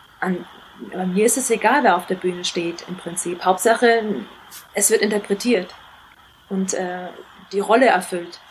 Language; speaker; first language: German; early bilingual, other home language; Italian